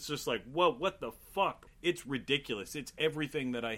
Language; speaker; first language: English; native; English